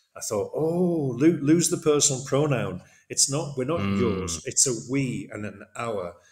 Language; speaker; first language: English; native; English